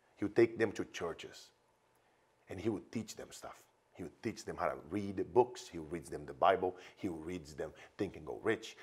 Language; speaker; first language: English; non-native, fluent; Portuguese